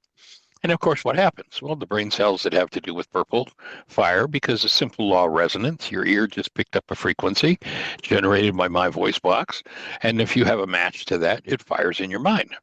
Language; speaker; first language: English; native; English